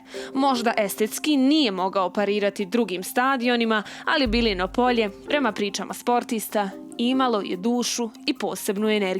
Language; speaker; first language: Bosnian; native; Bosnian